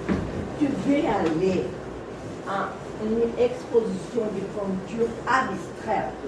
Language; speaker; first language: French; non-native, learner; Portuguese